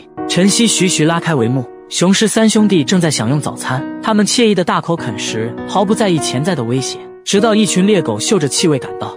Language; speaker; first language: Chinese; native; Chinese